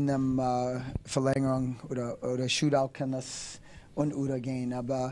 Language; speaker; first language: German; non-native, fluent; English